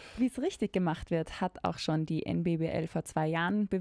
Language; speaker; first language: German; native; German